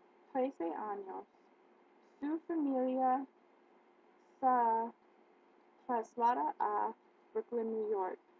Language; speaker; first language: Spanish; non-native, learner; English